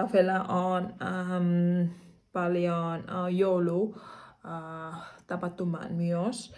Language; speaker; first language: Finnish; non-native, learner; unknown